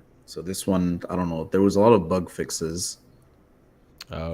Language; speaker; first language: English; native; English